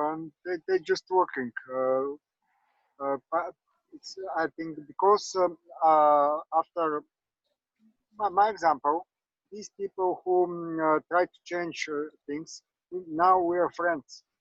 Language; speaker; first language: English; non-native, learner; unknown